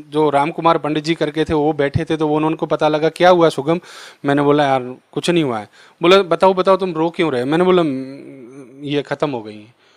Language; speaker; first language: Hindi; native; Hindi